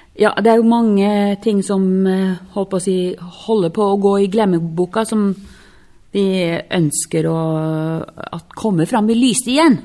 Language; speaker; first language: Norwegian; non-native, local second language; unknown